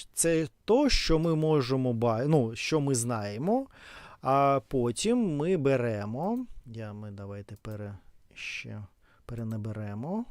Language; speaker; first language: Ukrainian; non-native, local second language; Russian